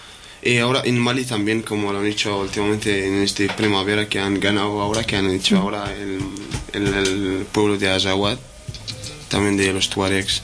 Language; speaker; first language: Spanish; non-native, fluent; Berber languages